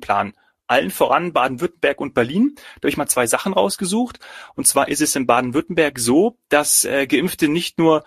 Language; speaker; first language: German; native; German